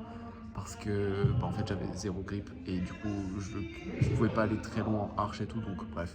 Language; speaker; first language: French; native; French